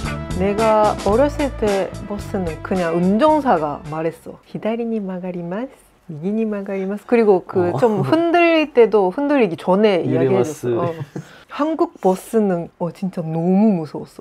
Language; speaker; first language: Korean; non-native, fluent; Japanese